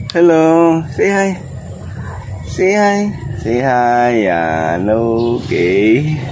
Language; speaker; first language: Filipino; non-native, local second language; Bikol